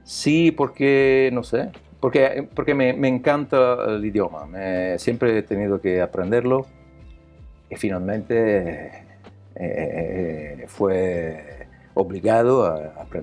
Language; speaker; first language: Spanish; non-native, learner; Italian